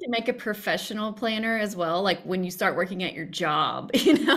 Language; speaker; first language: English; native; English